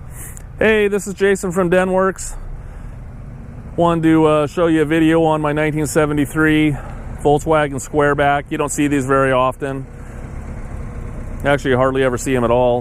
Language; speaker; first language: English; native; English